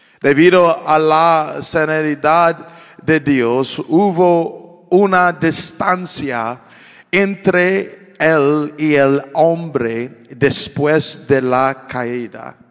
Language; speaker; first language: Spanish; non-native, learner; English